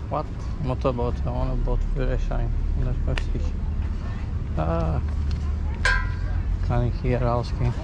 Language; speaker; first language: German; non-native, learner; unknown